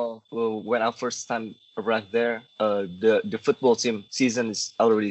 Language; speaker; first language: English; non-native, learner; Indonesian